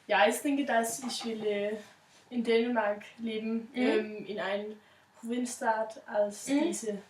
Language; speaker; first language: German; non-native, learner; Danish